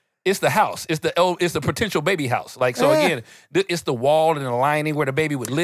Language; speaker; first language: English; native; English